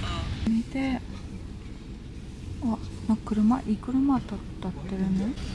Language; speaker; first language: Japanese; non-native, learner; Russian